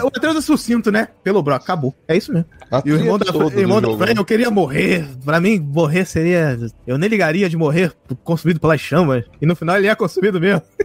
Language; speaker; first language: Portuguese; native; Portuguese